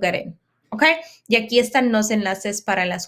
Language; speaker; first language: Spanish; early bilingual, heritage; Spanish